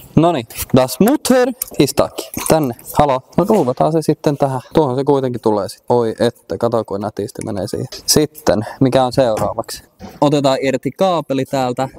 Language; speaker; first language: Finnish; early bilingual, heritage; Finnish